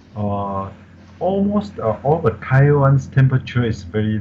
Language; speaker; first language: English; non-native, learner; Chinese